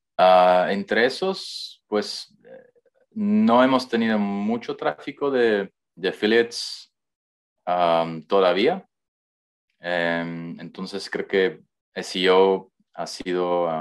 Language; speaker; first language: Spanish; non-native, fluent; Dutch